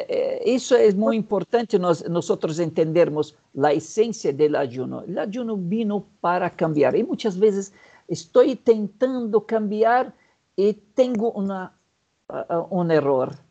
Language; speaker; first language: Spanish; non-native, fluent; Portuguese